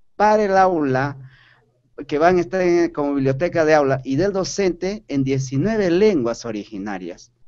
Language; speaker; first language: Spanish; non-native, local second language; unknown